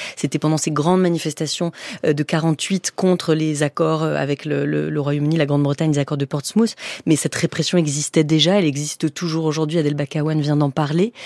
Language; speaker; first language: French; native; French